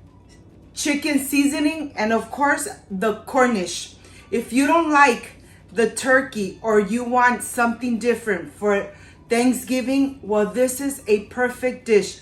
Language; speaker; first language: English; non-native, fluent; Spanish